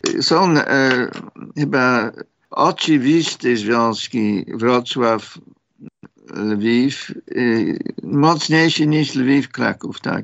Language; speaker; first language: Polish; non-native, fluent; English